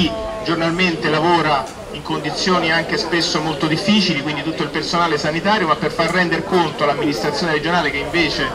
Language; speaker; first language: Italian; native; Italian